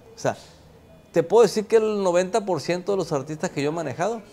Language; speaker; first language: Spanish; native; Spanish